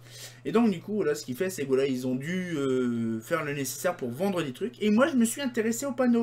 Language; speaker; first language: French; native; French